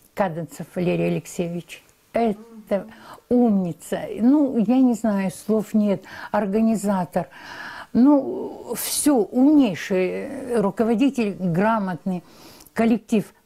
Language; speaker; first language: Russian; native; Russian